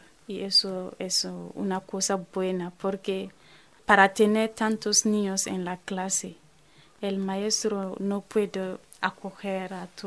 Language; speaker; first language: Spanish; non-native, fluent; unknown